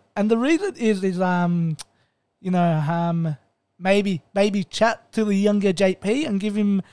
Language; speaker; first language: English; native; English